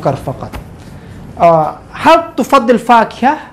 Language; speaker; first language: Arabic; non-native, fluent; Indonesian